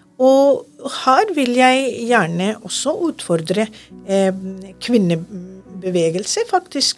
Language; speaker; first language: Norwegian; non-native, fluent; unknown